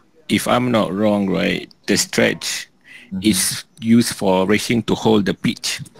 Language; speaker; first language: English; non-native, local second language; Malay